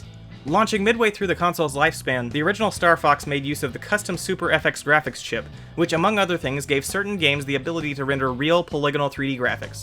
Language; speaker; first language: English; native; English